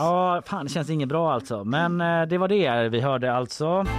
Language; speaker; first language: Swedish; native; Swedish